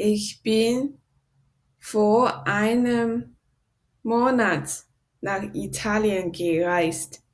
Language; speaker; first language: German; non-native, learner; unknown